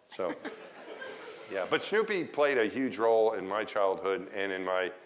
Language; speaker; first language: English; native; English